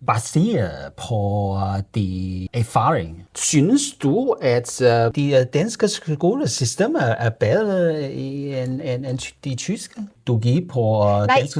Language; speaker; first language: Danish; non-native, learner; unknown